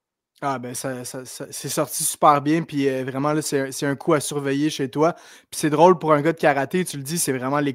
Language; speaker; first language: French; native; French